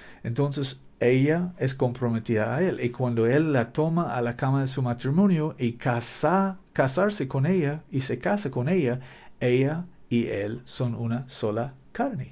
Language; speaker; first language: Spanish; non-native, learner; English